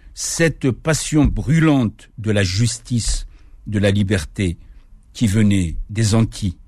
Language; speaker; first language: French; non-native, local second language; Kabyle